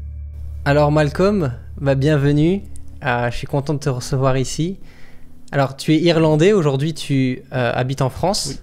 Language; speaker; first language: French; native; French